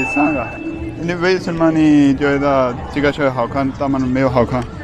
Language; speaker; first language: Chinese; non-native, learner; Urdu